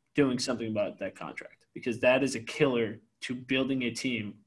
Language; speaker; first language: English; native; English